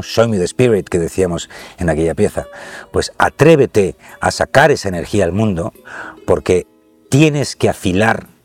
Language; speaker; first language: Spanish; native; Spanish